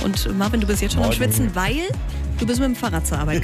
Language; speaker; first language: German; native; German